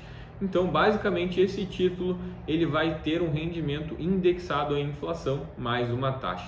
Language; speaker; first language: Portuguese; native; Portuguese